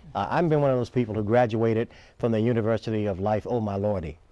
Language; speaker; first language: English; native; English